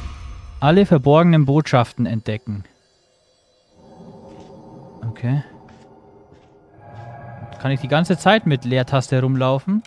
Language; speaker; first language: German; native; German